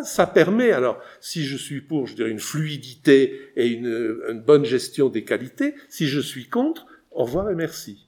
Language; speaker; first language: French; native; French